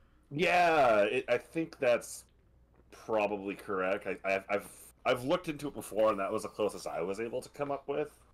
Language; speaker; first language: English; native; English